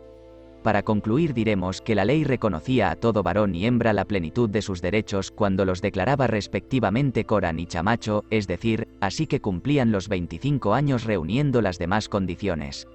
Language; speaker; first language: Spanish; native; Spanish